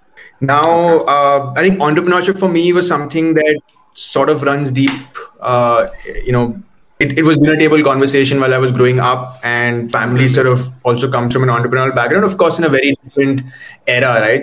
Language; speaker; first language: English; non-native, local second language; Hindi